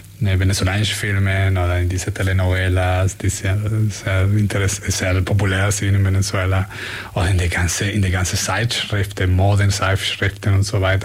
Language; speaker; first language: German; non-native, fluent; Spanish